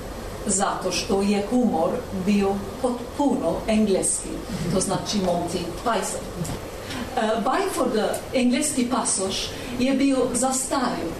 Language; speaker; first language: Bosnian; non-native, learner; English